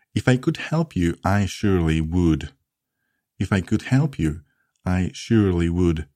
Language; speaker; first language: English; non-native, fluent; Polish